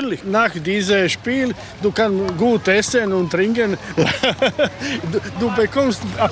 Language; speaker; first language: German; non-native, learner; Croatian